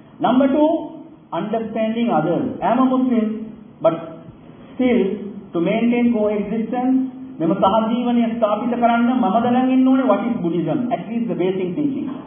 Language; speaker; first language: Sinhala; non-native, local second language; Tamil